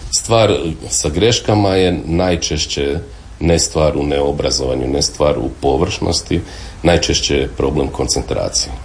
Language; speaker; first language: Serbian; native; Serbian